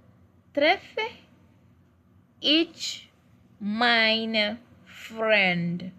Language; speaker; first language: German; non-native, learner; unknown